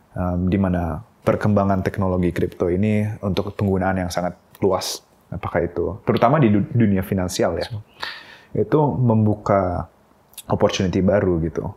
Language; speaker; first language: Indonesian; native; Indonesian